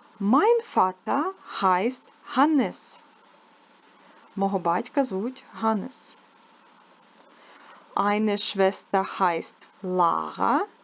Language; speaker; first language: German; non-native, fluent; Ukrainian